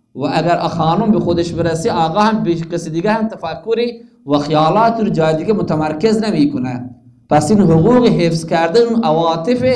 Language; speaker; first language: Persian; native; Persian